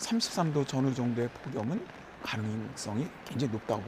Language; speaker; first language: Korean; native; Korean